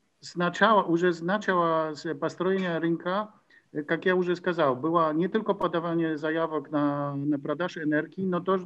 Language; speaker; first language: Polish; non-native, learner; Ukrainian